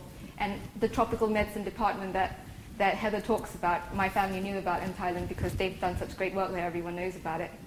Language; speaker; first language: English; native; English